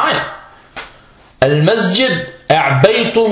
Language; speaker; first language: Danish; early bilingual, other home language; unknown